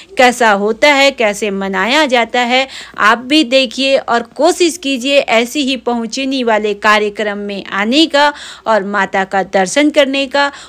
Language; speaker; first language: Hindi; native; Hindi